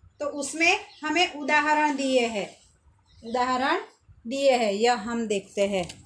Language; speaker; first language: Hindi; non-native, local second language; Gujarati